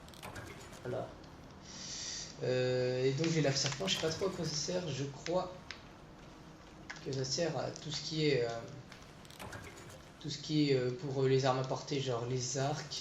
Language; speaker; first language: French; native; French